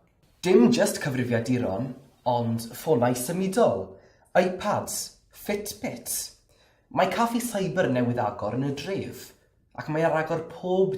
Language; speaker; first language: Welsh; non-native, learner; English